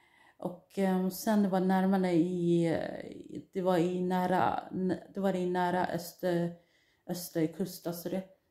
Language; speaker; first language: Swedish; non-native, learner; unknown